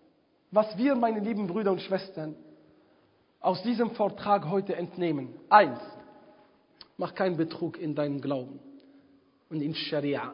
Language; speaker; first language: German; non-native, fluent; Arabic